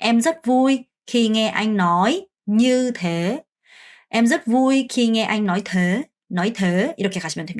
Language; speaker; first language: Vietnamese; non-native, fluent; Korean